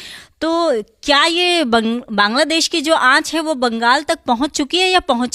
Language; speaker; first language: Hindi; native; Hindi